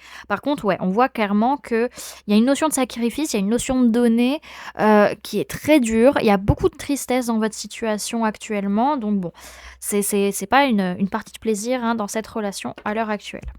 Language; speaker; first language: French; native; French